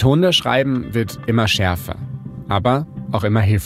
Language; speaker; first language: German; native; German